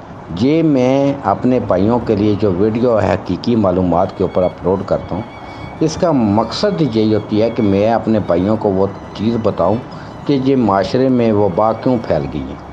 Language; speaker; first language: Urdu; native; Urdu